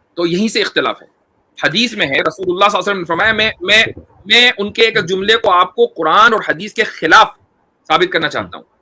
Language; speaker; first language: Urdu; native; Urdu